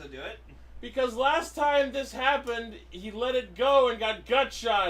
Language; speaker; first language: English; native; English